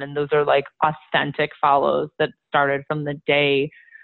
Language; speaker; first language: English; native; English